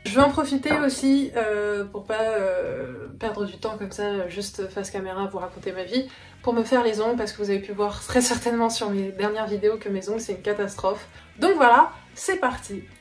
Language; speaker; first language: French; native; French